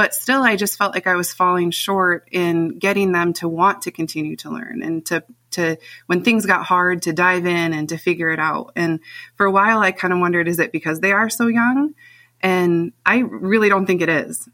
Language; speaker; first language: English; native; English